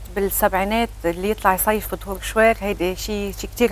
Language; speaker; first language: Arabic; native; Arabic